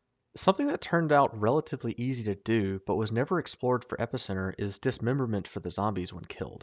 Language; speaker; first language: English; native; English